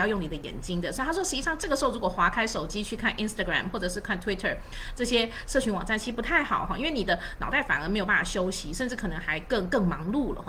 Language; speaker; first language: Chinese; native; Chinese